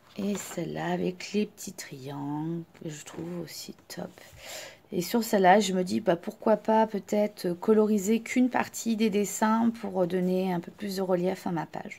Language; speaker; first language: French; native; French